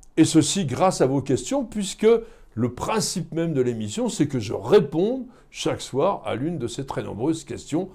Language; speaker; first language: French; native; French